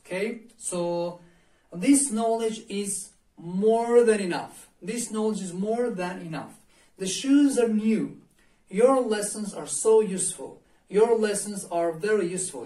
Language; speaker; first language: English; non-native, learner; Azerbaijani